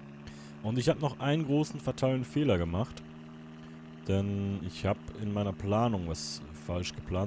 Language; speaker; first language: German; native; German